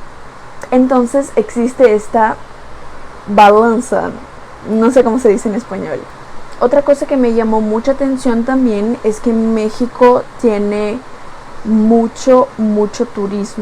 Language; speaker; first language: Spanish; non-native, fluent; Portuguese